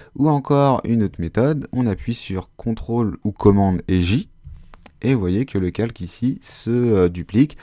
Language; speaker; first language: French; native; French